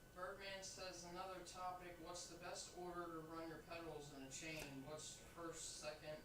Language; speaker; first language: English; native; English